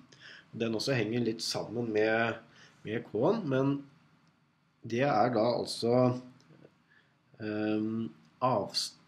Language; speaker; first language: Norwegian; native; Norwegian